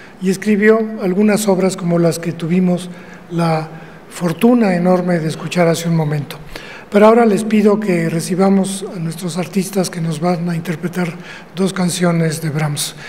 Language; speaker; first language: Spanish; native; Spanish